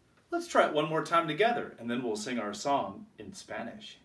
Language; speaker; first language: English; native; English